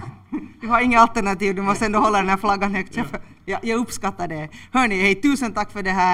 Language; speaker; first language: Swedish; native; Swedish